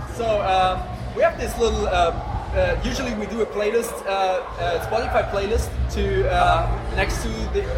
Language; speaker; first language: English; non-native, fluent; German